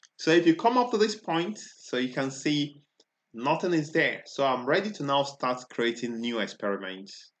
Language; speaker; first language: English; non-native, local second language; Igbo